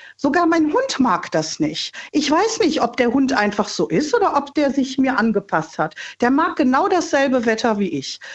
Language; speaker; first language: German; native; German